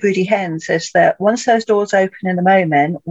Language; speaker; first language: English; native; English